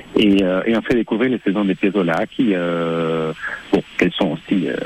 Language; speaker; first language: French; non-native, fluent; Spanish